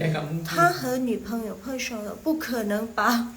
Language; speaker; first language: Chinese; non-native, fluent; Indonesian